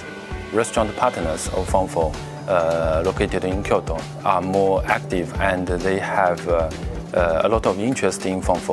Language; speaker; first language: English; non-native, fluent; Chinese